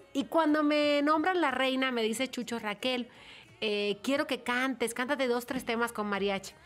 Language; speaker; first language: Spanish; native; Spanish